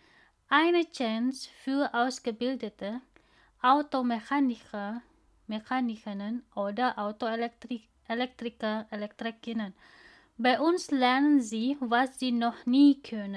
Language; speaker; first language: German; non-native, learner; Indonesian